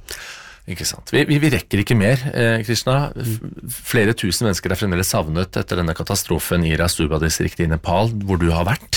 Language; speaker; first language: Norwegian; native; Norwegian